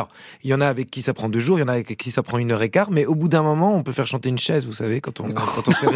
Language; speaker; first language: French; native; French